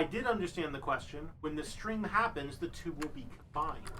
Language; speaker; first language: English; native; English